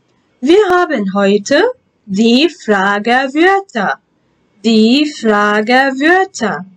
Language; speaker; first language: German; non-native, fluent; Arabic